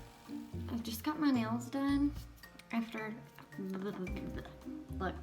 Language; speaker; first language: English; native; English